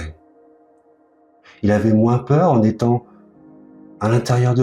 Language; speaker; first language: French; native; French